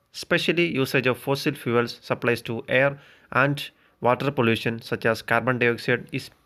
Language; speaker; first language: English; non-native, local second language; Malayalam